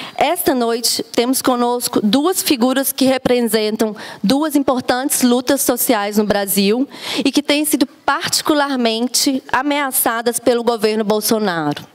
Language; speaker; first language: Portuguese; native; Portuguese